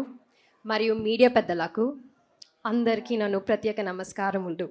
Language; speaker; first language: Telugu; non-native, learner; Malayalam